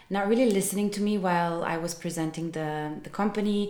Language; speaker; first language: English; non-native, fluent; Serbian